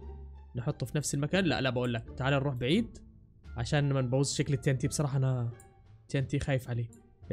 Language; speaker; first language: Arabic; native; Arabic